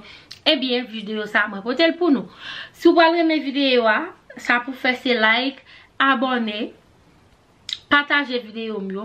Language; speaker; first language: French; non-native, learner; Haitian Creole